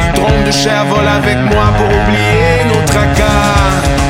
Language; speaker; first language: French; native; French